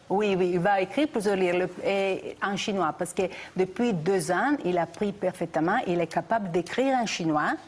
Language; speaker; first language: French; non-native, fluent; Italian